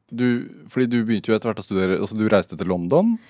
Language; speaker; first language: Norwegian; native; Norwegian